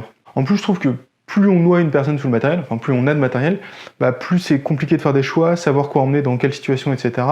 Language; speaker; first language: French; native; French